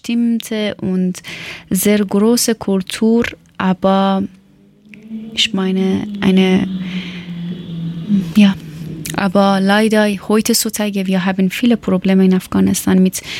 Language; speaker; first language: German; non-native, learner; Persian